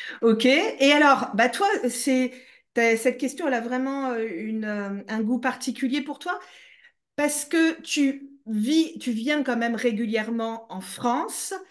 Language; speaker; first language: French; native; French